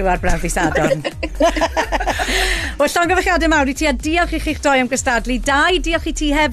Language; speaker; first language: Welsh; native; Welsh